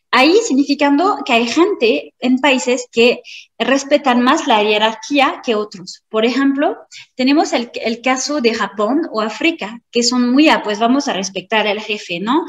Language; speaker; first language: Spanish; non-native, fluent; French